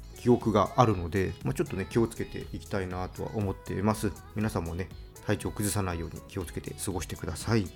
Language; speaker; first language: Japanese; native; Japanese